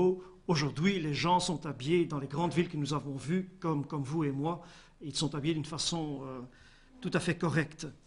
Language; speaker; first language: French; native; French